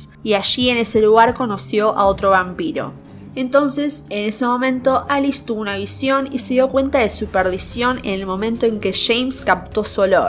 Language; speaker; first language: Spanish; native; Spanish